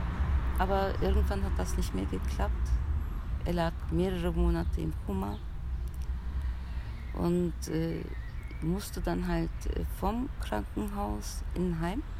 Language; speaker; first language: German; early bilingual, other home language; Turkish